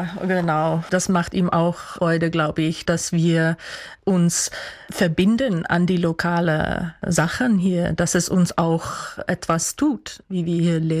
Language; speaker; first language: German; non-native, fluent; Dutch